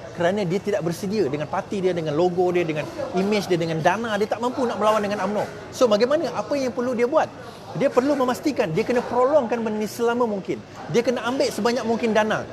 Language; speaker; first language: Malay; native; Malay